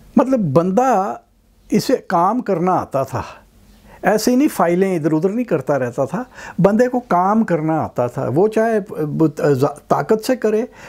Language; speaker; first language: Urdu; native; Urdu